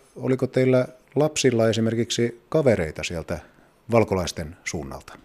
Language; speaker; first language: Finnish; native; Finnish